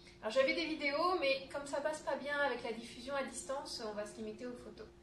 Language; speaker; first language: French; native; French